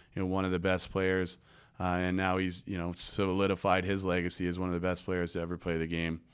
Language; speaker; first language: English; native; English